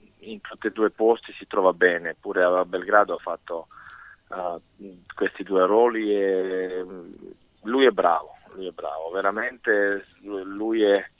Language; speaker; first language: Italian; non-native, fluent; Serbian